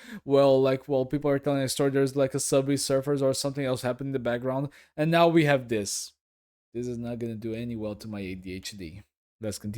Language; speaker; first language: English; non-native, fluent; Portuguese